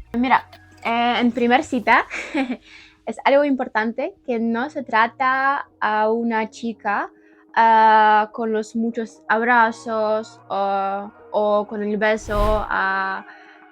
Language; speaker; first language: Spanish; non-native, learner; Ukrainian